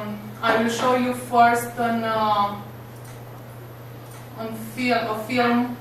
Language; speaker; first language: English; non-native, learner; Romanian